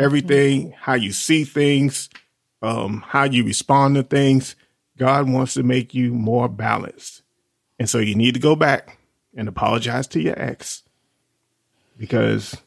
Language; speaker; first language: English; native; English